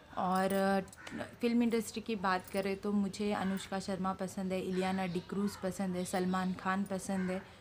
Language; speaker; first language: Hindi; non-native, local second language; Telugu